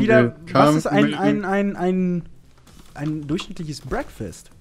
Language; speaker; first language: German; native; German